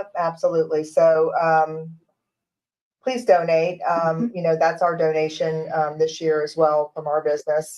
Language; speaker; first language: English; native; English